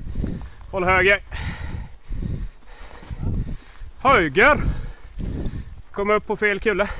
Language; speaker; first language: Swedish; native; Swedish